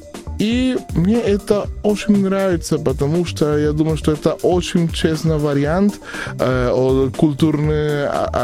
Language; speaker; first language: Russian; non-native, learner; Spanish